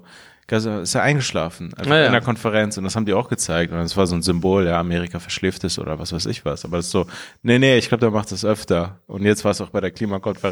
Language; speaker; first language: German; early bilingual, other home language; Persian